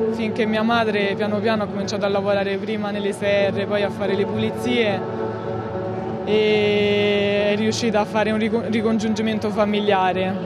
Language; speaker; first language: Italian; early bilingual, other home language; Albanian